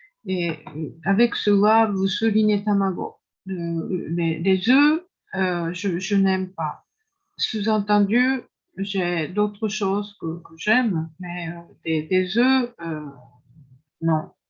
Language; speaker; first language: French; non-native, fluent; Japanese